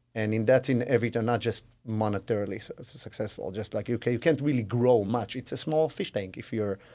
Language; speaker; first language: English; non-native, fluent; Hebrew